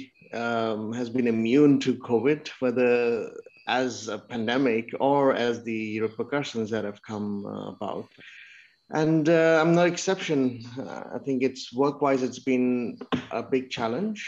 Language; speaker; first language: English; non-native, local second language; Urdu